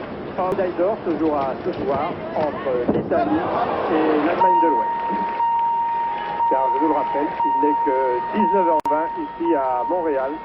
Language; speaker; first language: French; native; French